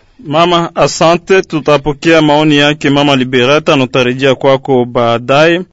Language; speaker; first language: Swahili; native; Swahili